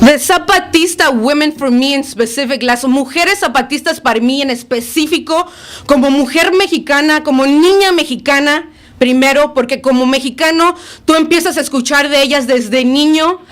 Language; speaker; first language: Spanish; early bilingual, other home language; English